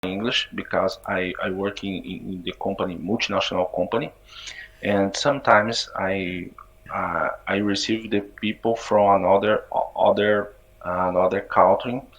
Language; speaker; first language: English; non-native, learner; Portuguese